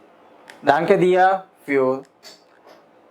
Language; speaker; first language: German; non-native, fluent; Bangla